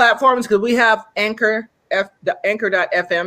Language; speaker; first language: English; native; English